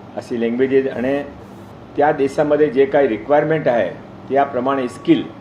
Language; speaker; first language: Marathi; non-native, local second language; Hindi